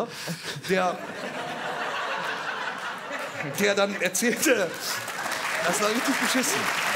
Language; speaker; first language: German; native; German